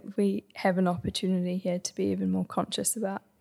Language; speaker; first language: English; native; English